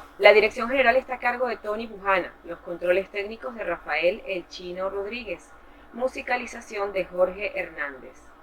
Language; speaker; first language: Spanish; native; Spanish